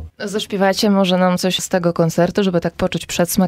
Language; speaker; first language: Polish; native; Polish